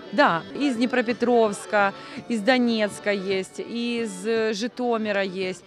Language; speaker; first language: Ukrainian; native; Ukrainian